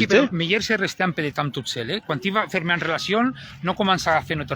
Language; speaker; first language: French; non-native, learner; Spanish